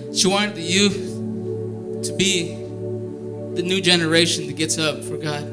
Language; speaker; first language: English; early bilingual, other home language; Spanish